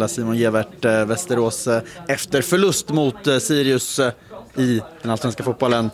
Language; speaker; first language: Swedish; native; Swedish